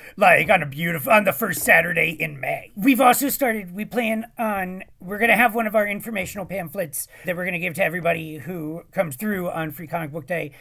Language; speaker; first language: English; native; English